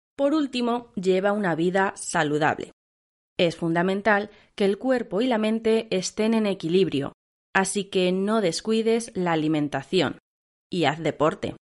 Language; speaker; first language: Spanish; native; Spanish